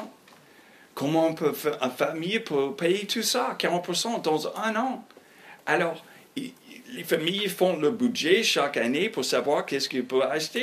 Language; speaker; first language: French; non-native, fluent; English